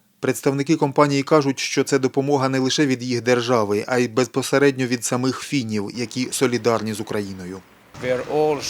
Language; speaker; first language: Ukrainian; native; Ukrainian